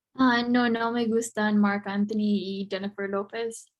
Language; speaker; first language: Spanish; non-native, learner; English